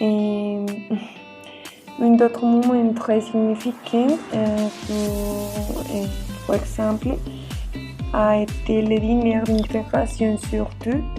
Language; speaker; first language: French; non-native, learner; Spanish